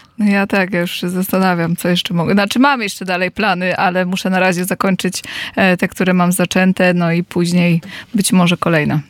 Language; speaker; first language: Polish; native; Polish